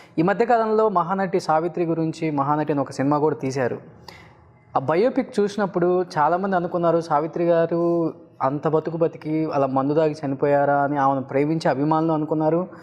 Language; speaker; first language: Telugu; native; Telugu